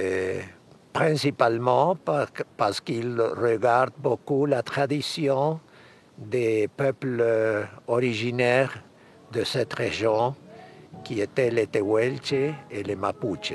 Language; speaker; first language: French; early bilingual, heritage; Spanish